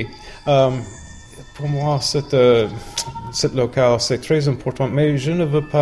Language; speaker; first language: French; non-native, learner; English